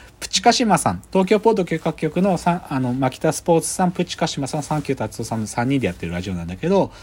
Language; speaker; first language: Japanese; native; Japanese